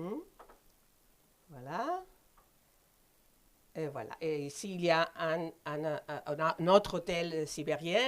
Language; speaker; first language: French; non-native, fluent; Spanish